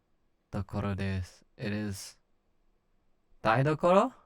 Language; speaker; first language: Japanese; non-native, learner; English